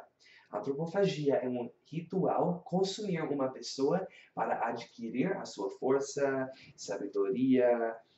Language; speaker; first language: Portuguese; non-native, learner; English